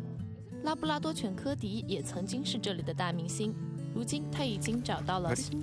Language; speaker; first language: Chinese; native; Chinese